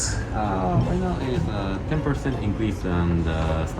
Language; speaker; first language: English; non-native, learner; Japanese